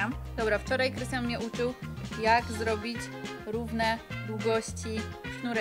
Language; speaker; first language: Polish; native; Polish